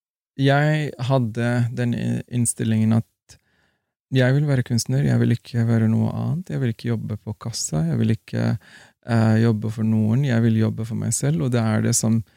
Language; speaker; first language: Swedish; non-native, fluent; Arabic